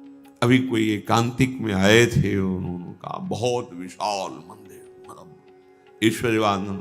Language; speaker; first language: Hindi; native; Hindi